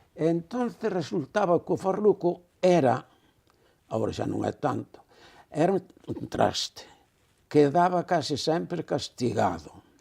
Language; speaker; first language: Galician; non-native, local second language; Spanish